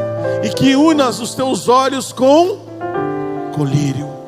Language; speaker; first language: Portuguese; native; Portuguese